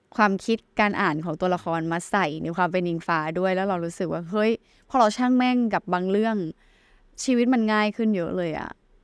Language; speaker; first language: Thai; native; Thai